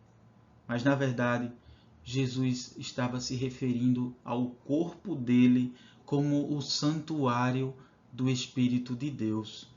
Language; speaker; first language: Portuguese; native; Portuguese